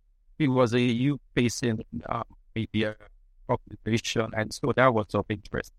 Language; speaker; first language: English; non-native, local second language; Igbo